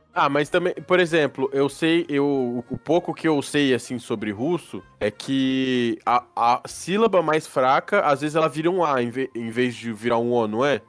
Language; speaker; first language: Portuguese; native; Portuguese